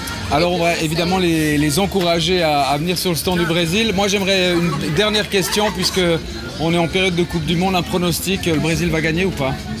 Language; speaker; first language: French; native; French